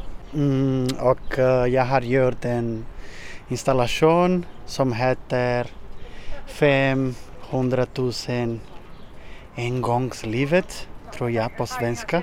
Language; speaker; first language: Swedish; non-native, learner; Portuguese